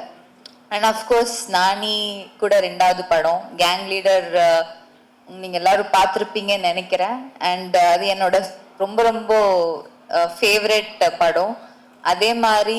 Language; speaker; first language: Tamil; early bilingual, heritage; Tamil